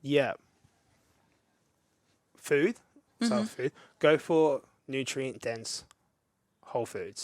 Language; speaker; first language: English; native; English